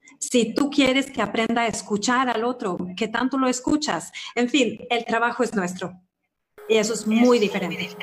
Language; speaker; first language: Spanish; non-native, fluent; Swedish